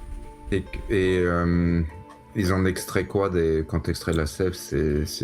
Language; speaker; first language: French; native; French